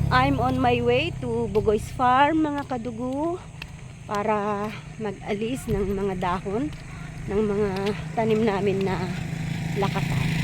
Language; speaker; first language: Filipino; non-native, local second language; Iloko